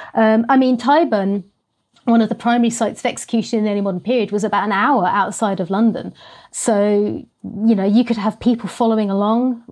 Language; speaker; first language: English; native; English